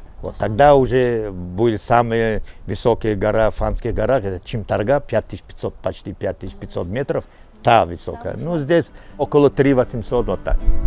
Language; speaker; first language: Russian; non-native, local second language; Tajik